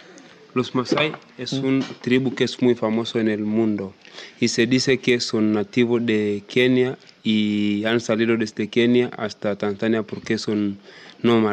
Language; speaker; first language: Spanish; non-native, learner; Masai